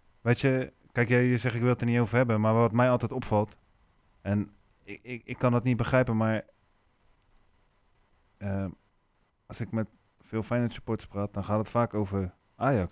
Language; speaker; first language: Dutch; native; Dutch